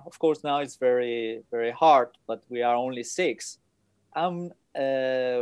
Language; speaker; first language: English; non-native, fluent; Spanish